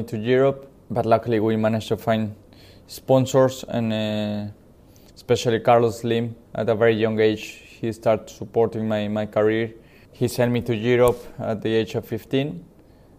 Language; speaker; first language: English; non-native, fluent; Spanish